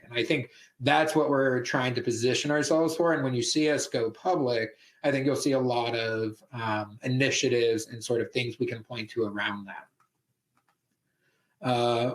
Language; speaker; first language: English; native; English